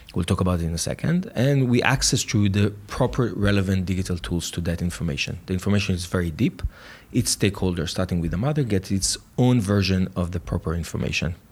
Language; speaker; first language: English; non-native, fluent; Hebrew